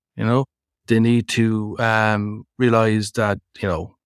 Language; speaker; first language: English; native; English